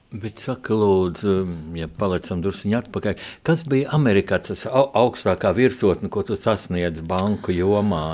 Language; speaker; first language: Latvian; native; Latvian